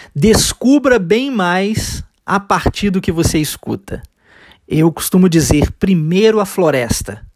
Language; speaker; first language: Portuguese; early bilingual, heritage; Portuguese